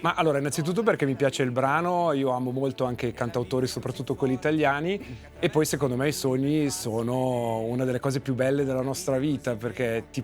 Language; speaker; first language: Italian; native; Italian